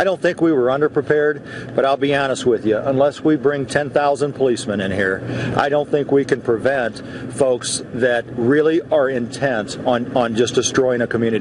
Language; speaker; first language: English; native; English